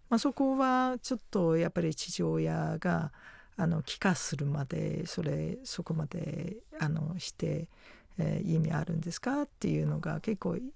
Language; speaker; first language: Japanese; non-native, fluent; Chinese